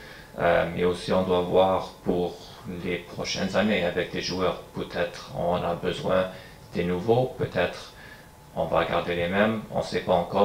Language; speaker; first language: French; non-native, fluent; English